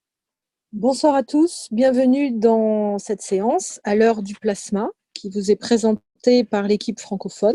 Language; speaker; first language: French; native; French